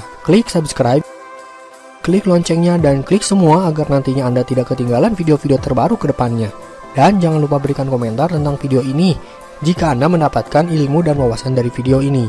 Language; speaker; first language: Indonesian; native; Indonesian